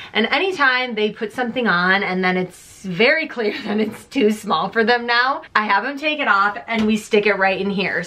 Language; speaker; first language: English; native; English